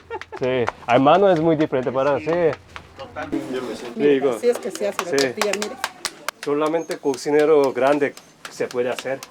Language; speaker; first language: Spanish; non-native, learner; Korean